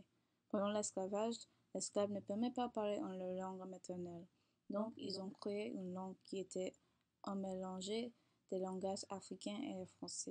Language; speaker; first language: French; non-native, learner; English